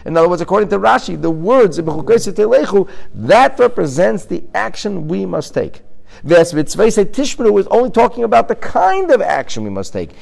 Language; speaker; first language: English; native; English